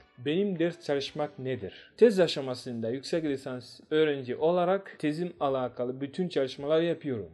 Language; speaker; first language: Turkish; non-native, fluent; Swahili